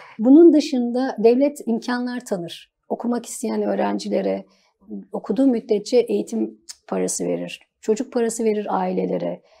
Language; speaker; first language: Turkish; native; Turkish